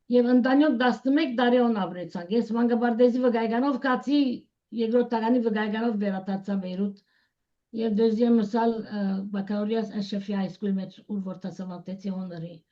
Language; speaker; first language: Armenian; early bilingual, heritage; Armenian